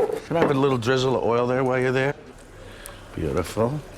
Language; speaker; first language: English; native; English